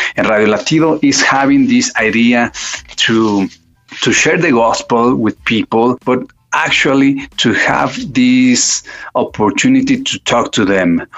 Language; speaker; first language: English; non-native, fluent; Spanish